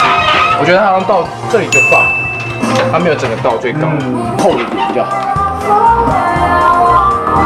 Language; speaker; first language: Chinese; native; Chinese